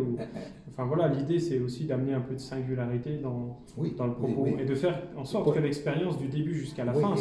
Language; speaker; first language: French; native; French